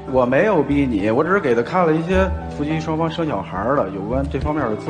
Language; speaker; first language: Chinese; native; Chinese